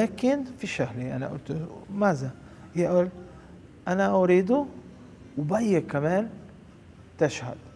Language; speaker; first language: Arabic; non-native, learner; Portuguese